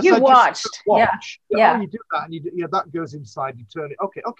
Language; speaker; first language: English; native; English